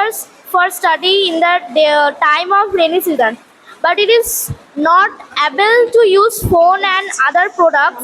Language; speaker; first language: English; non-native, learner; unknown